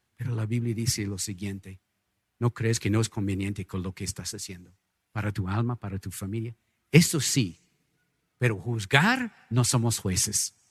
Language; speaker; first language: Spanish; non-native, fluent; English